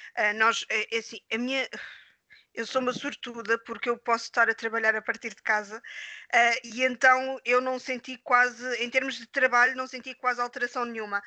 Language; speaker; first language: Portuguese; native; Portuguese